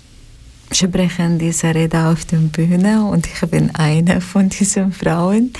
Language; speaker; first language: German; non-native, learner; Arabic